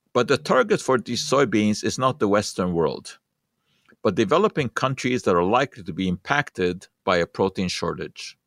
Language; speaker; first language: English; non-native, fluent; Hungarian